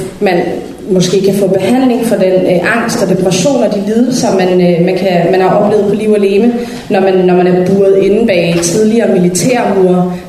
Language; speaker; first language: Danish; early bilingual, other home language; Somali